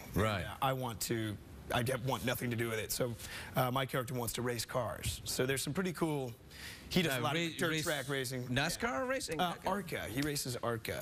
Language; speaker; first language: English; native; English